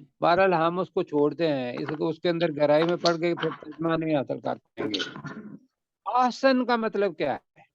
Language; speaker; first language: Urdu; non-native, local second language; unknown